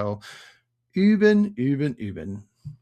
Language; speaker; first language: German; non-native, fluent; English